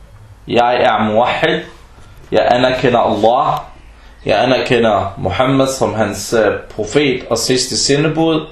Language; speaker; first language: Danish; non-native, local second language; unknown